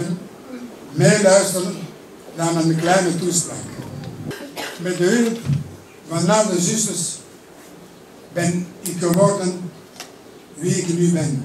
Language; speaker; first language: Dutch; early bilingual, other home language; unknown